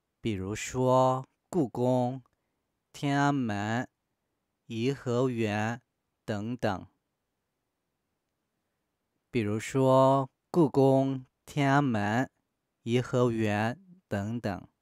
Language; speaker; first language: Chinese; non-native, fluent; Korean